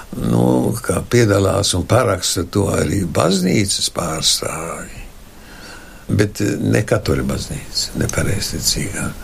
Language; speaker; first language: Latvian; non-native, local second language; German